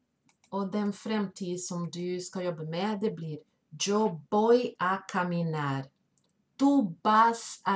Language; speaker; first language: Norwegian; non-native, fluent; Spanish